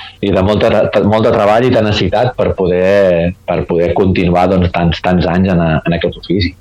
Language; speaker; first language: Catalan; native; Catalan